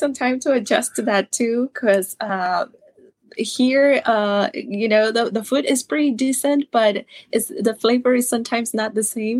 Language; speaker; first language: English; non-native, fluent; Spanish